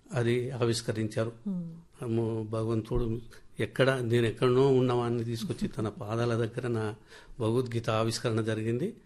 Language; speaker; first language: Telugu; non-native, local second language; Lambadi